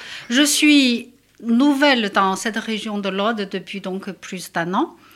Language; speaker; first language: French; non-native, fluent; Chinese